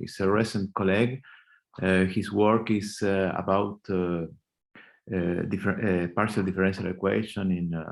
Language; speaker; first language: English; non-native, learner; Spanish